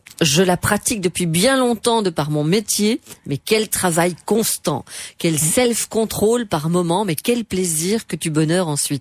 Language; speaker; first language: French; native; French